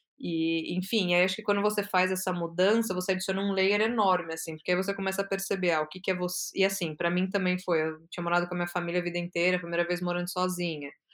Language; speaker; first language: Portuguese; native; Portuguese